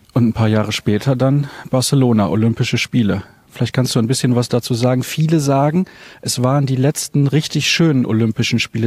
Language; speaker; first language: German; native; German